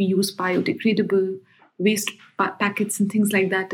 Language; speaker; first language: English; non-native, local second language; Hindi